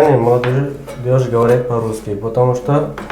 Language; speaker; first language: Russian; non-native, fluent; Uzbek